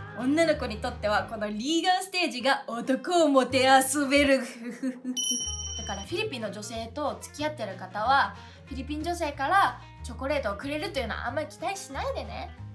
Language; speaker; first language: Japanese; native; Japanese